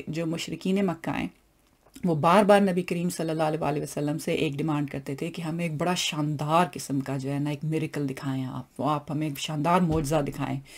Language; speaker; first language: Urdu; non-native, local second language; Punjabi